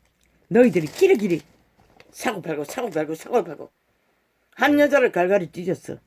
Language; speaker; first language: Korean; native; Korean